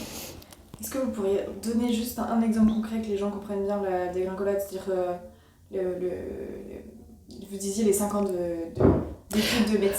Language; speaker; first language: French; native; French